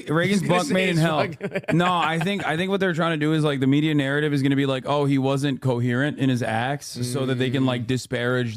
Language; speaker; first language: English; native; English